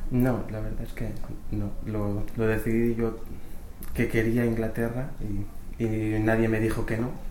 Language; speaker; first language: Spanish; native; Spanish